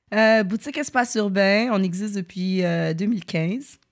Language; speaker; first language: French; native; French